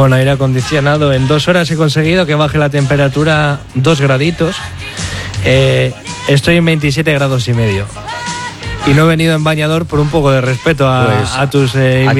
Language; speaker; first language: Spanish; native; Spanish